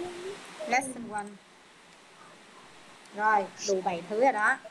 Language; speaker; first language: Vietnamese; native; Vietnamese